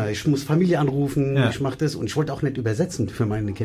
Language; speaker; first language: German; non-native, fluent; English